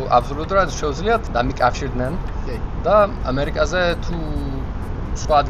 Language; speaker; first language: Georgian; non-native, learner; English